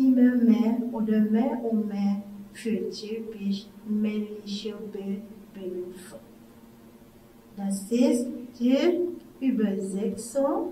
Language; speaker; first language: German; non-native, fluent; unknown